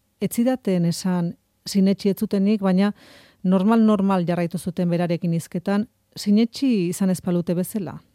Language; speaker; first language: Basque; native; Basque